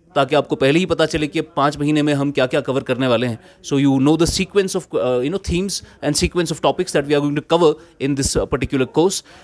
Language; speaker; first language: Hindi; non-native, local second language; Kashmiri